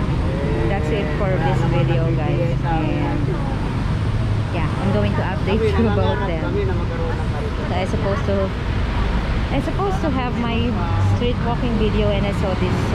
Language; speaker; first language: English; non-native, local second language; Filipino